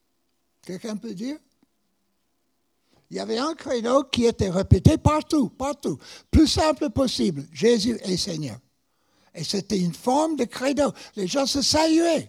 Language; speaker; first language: French; non-native, fluent; English